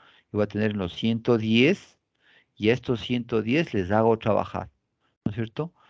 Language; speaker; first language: Spanish; native; Spanish